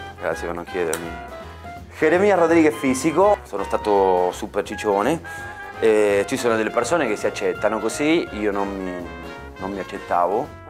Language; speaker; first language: Italian; non-native, fluent; Spanish